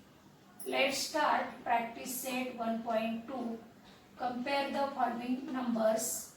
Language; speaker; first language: English; non-native, local second language; Marathi